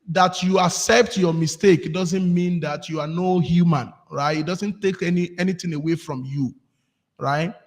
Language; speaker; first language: English; non-native, local second language; Yoruba